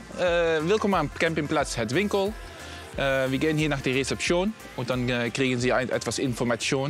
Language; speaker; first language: German; non-native, learner; Dutch